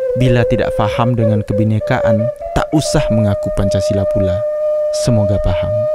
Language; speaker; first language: Indonesian; non-native, local second language; Minangkabau